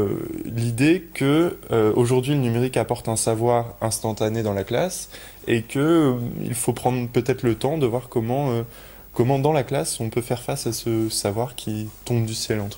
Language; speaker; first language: French; native; French